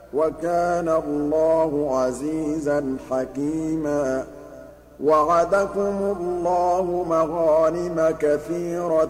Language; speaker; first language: Arabic; native; Arabic